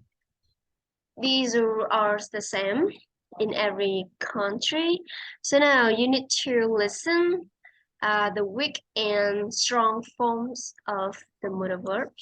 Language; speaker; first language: English; non-native, fluent; Vietnamese